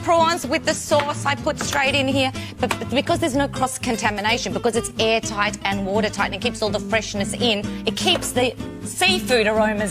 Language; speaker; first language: English; native; English